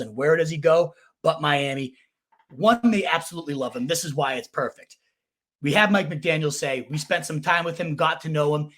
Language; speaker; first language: English; native; English